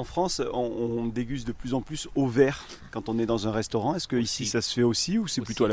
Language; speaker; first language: French; native; French